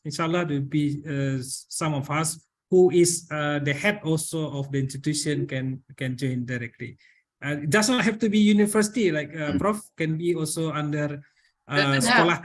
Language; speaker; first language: English; non-native, learner; Indonesian